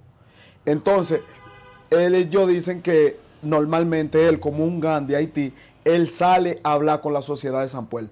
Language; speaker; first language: Spanish; native; Spanish